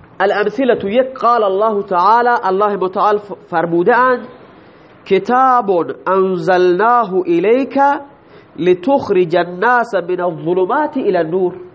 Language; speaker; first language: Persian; non-native, local second language; Baluchi